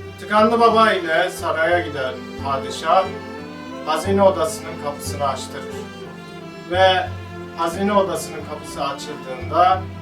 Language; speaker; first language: Turkish; native; Turkish